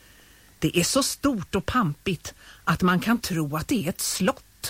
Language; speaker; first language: Swedish; native; Swedish